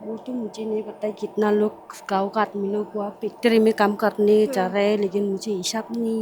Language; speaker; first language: Hindi; non-native, local second language; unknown